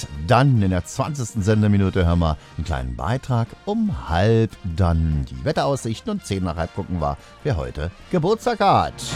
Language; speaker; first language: German; native; German